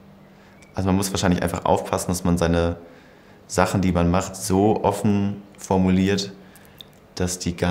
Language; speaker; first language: German; native; German